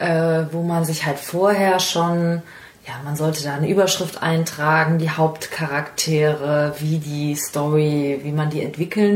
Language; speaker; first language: German; native; German